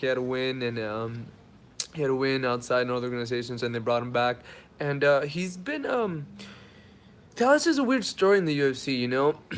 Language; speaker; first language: English; native; English